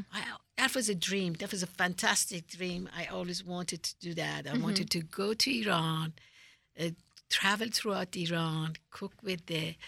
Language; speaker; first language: English; non-native, fluent; Persian